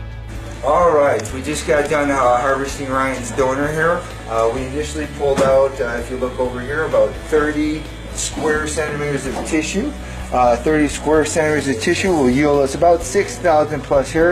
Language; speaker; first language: English; native; English